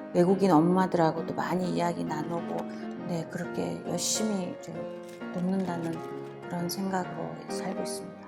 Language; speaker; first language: Korean; non-native, fluent; Mongolian